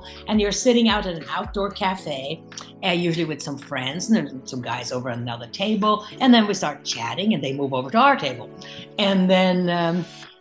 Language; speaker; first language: English; non-native, fluent; Norwegian